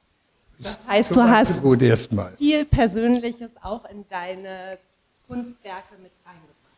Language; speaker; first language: German; native; German